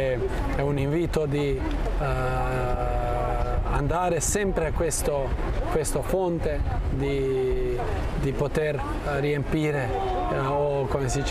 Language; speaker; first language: Italian; non-native, fluent; Croatian